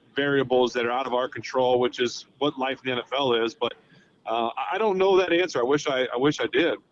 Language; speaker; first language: English; native; English